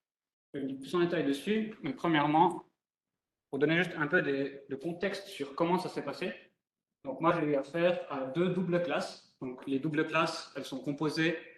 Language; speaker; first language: French; native; French